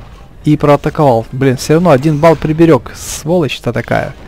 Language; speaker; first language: Russian; native; Russian